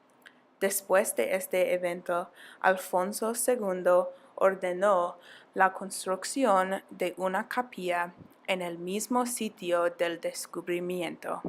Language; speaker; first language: Spanish; non-native, learner; English